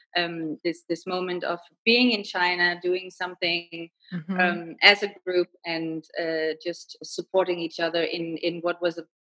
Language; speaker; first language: English; non-native, fluent; Danish